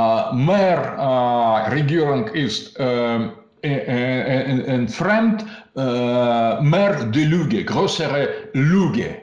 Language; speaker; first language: German; non-native, learner; Russian